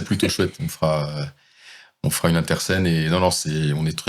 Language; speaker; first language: French; native; French